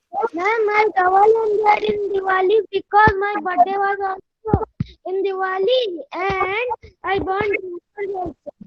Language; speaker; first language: English; non-native, learner; Hindi